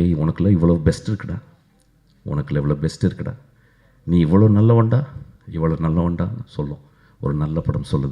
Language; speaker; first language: Tamil; native; Tamil